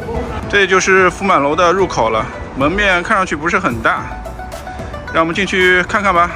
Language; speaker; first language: Chinese; native; Chinese